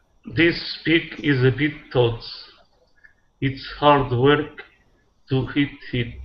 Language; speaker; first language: English; non-native, learner; Portuguese